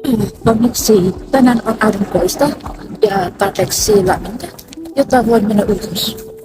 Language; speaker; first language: Finnish; non-native, learner; Vietnamese